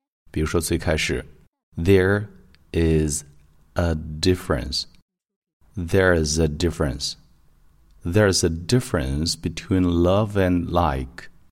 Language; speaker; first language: English; non-native, fluent; Chinese